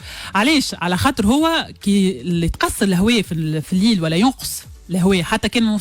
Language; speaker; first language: Arabic; native; Arabic